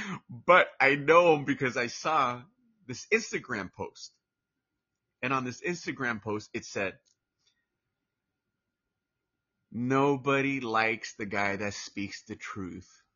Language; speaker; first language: English; early bilingual, other home language; Spanish